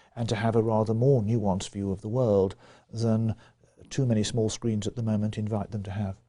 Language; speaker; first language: English; native; English